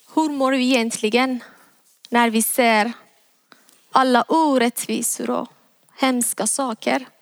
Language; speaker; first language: Swedish; non-native, fluent; Persian